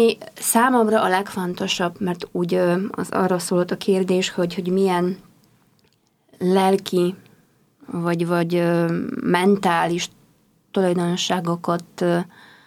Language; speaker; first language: Hungarian; non-native, fluent; Polish